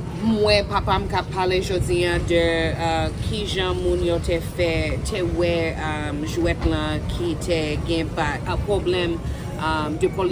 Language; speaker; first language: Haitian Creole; early bilingual, heritage; English